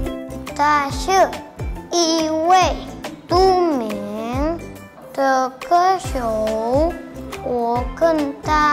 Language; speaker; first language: Chinese; non-native, learner; Indonesian